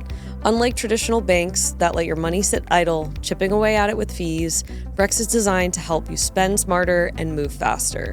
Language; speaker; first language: English; native; English